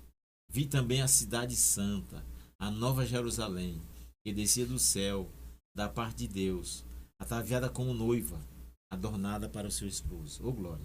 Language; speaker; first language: Portuguese; native; Portuguese